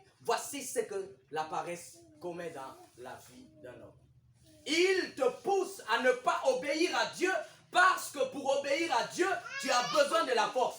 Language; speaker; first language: French; non-native, local second language; Lingala